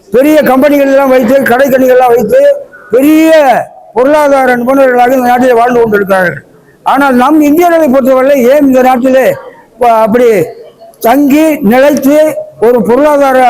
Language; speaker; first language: Tamil; early bilingual, heritage; Tamil